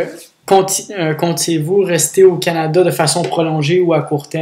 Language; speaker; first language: French; native; French